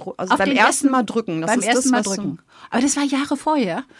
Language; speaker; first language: German; native; German